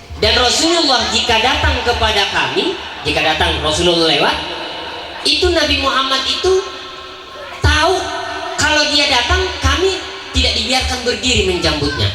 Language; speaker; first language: Indonesian; non-native, local second language; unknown